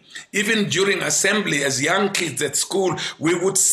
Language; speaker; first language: English; non-native, local second language; Xhosa